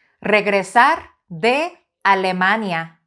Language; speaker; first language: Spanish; non-native, fluent; Korean